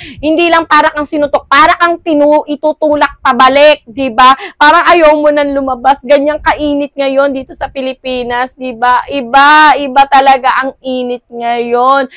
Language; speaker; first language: Filipino; native; Filipino